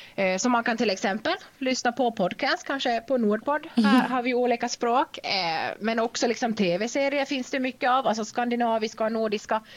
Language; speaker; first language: Swedish; native; Swedish